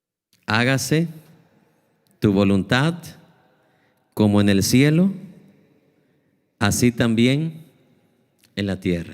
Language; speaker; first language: Spanish; native; Spanish